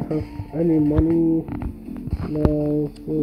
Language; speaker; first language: English; non-native, learner; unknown